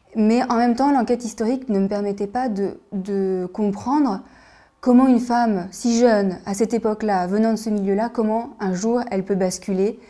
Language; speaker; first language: French; native; French